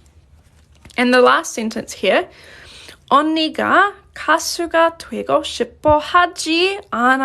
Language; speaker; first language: Korean; non-native, fluent; English